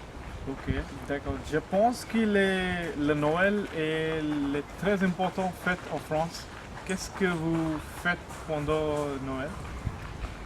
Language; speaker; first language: French; non-native, learner; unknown